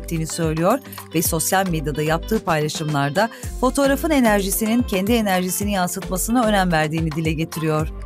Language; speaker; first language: Turkish; native; Turkish